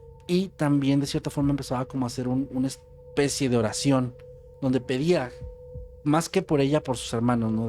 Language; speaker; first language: Spanish; native; Spanish